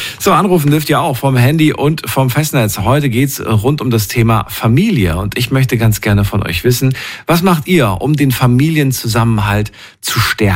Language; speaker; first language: German; native; German